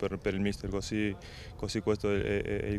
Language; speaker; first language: Italian; non-native, fluent; Spanish